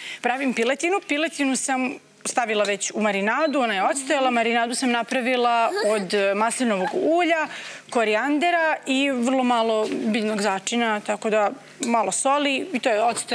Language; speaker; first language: Serbian; native; Serbian